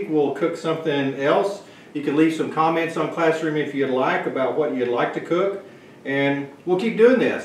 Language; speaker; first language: English; native; English